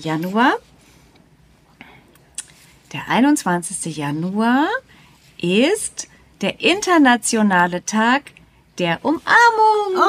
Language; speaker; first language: German; native; German